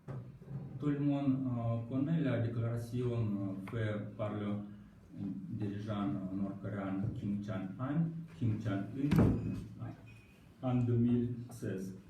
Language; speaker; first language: French; non-native, learner; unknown